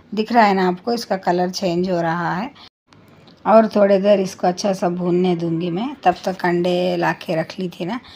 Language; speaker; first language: Hindi; non-native, local second language; Urdu